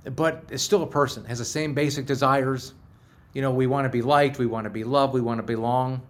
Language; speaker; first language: English; native; English